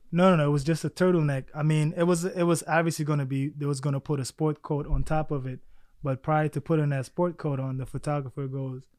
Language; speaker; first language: English; early bilingual, other home language; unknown